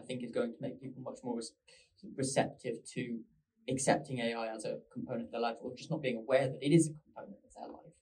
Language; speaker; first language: English; native; English